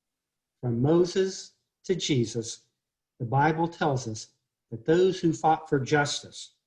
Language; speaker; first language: English; native; English